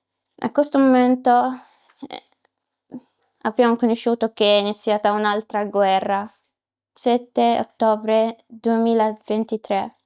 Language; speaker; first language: Italian; non-native, learner; Arabic